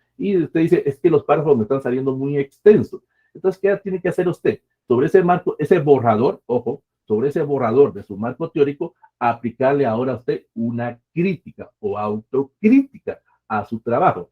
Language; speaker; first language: Spanish; native; Spanish